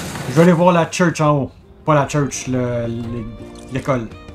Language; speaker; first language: French; native; French